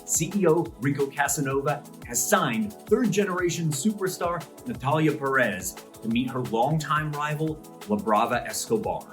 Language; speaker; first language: English; native; English